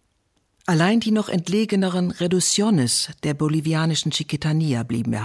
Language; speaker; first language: German; native; German